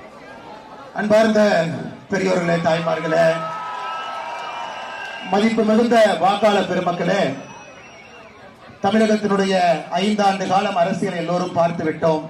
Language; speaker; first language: Tamil; native; Tamil